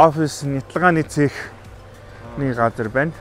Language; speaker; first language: Mongolian; non-native, fluent; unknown